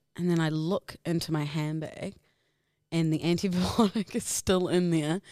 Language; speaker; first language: English; native; English